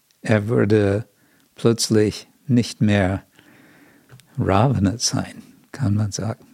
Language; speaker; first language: German; non-native, fluent; English